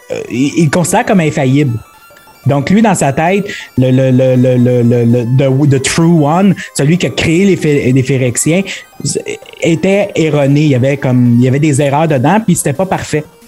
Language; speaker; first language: French; native; French